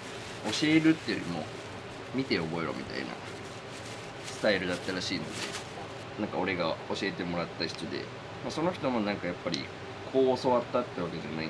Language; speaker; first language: Japanese; native; Japanese